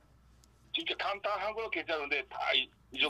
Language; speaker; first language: Korean; non-native, learner; Japanese